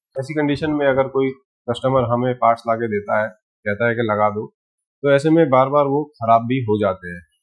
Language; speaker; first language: Hindi; native; Hindi